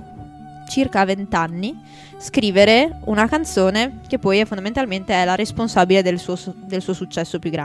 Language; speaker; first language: Italian; native; Italian